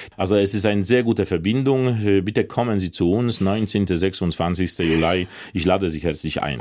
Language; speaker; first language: German; non-native, fluent; Polish